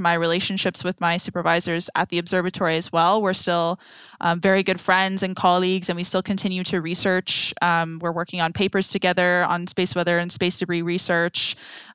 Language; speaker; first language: English; native; English